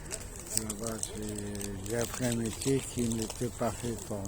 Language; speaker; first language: French; early bilingual, other home language; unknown